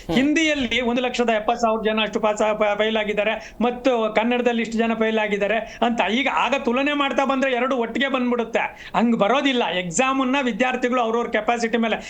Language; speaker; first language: Kannada; native; Kannada